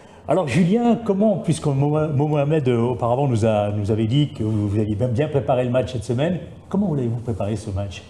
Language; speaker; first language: French; native; French